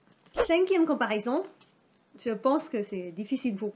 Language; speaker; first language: French; non-native, fluent; Thai